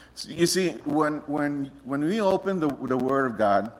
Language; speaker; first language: English; non-native, fluent; Spanish